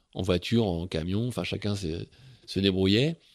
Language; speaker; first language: French; native; French